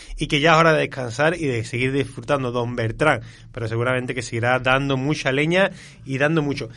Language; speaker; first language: Spanish; native; Spanish